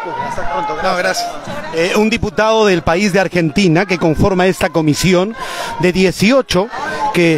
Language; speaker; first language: Spanish; native; Spanish